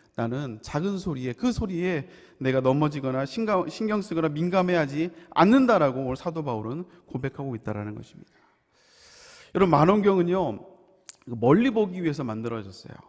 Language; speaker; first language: Korean; native; Korean